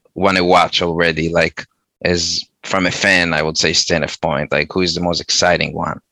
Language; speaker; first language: English; non-native, fluent; Hebrew